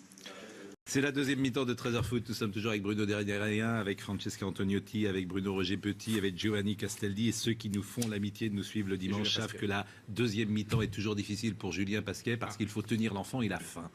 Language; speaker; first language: French; native; French